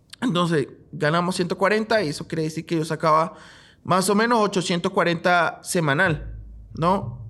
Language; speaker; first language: Spanish; native; Spanish